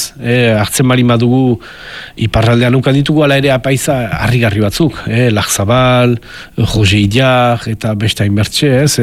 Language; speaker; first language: Basque; native; Basque